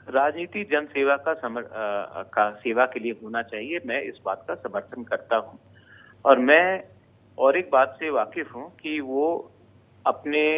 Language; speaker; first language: Hindi; non-native, local second language; Bangla